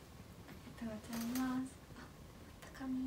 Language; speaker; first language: Japanese; early bilingual, other home language; Portuguese